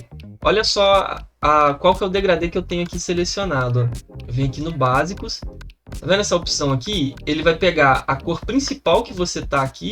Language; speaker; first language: Portuguese; native; Portuguese